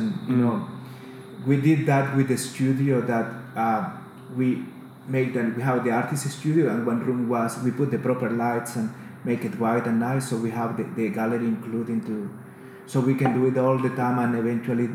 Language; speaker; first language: English; non-native, fluent; Spanish